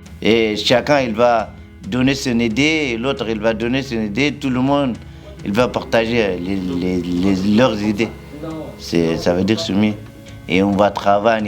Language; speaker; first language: French; non-native, learner; Arabic